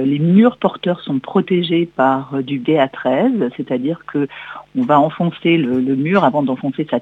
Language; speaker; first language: French; native; French